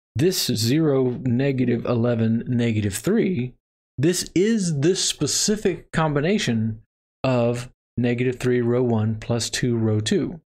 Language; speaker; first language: English; native; English